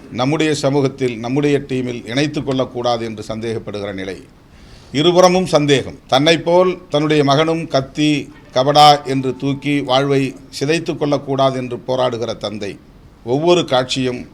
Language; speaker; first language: Tamil; native; Tamil